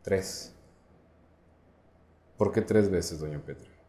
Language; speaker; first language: Spanish; native; Spanish